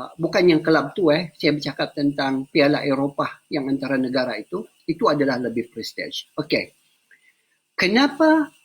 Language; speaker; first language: Malay; non-native, local second language; Central Dusun